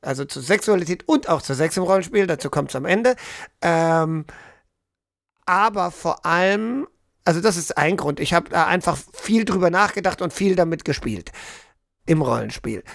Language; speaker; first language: German; native; German